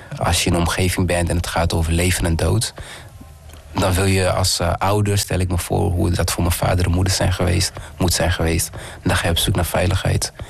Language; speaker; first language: Dutch; early bilingual, other home language; Kinyarwanda